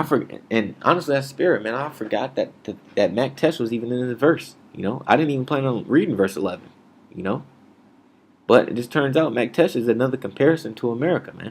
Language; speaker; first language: English; native; English